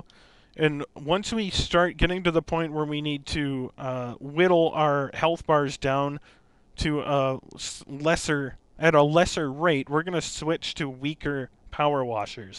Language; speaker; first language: English; native; English